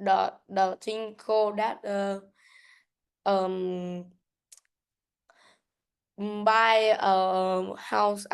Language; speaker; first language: English; non-native, learner; Vietnamese